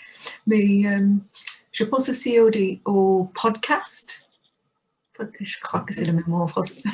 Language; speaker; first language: French; non-native, fluent; English